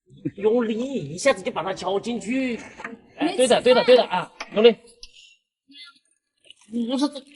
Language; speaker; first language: Chinese; native; Chinese